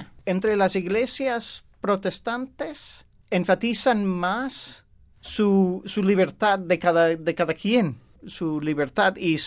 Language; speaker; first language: Spanish; non-native, fluent; English